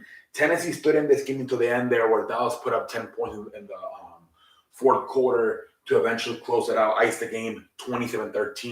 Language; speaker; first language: English; native; English